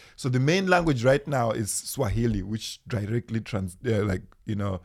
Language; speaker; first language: English; non-native, local second language; Shona